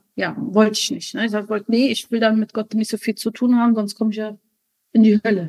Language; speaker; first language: German; early bilingual, other home language; Arabic